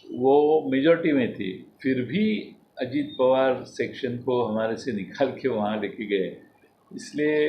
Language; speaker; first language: Hindi; non-native, local second language; Marathi